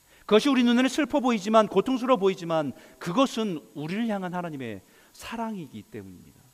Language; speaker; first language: Korean; native; Korean